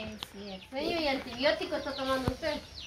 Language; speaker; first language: Spanish; native; Spanish